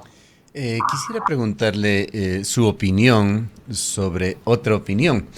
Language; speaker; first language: Spanish; native; Spanish